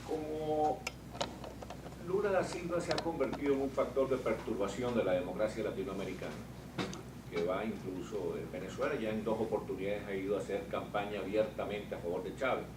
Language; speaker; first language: Spanish; native; Spanish